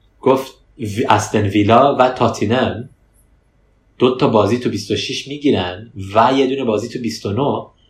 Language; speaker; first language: Persian; early bilingual, heritage; Persian